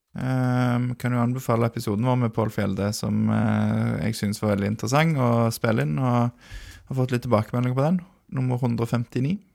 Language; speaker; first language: Norwegian; native; Norwegian